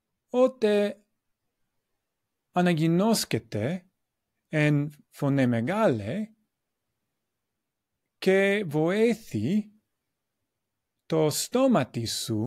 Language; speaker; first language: Greek; non-native, fluent; English